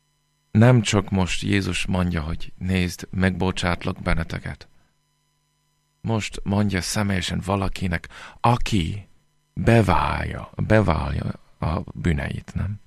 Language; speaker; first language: Hungarian; non-native, fluent; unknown